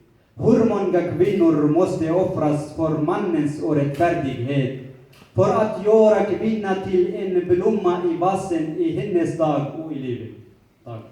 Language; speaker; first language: Swedish; non-native, learner; Kurdish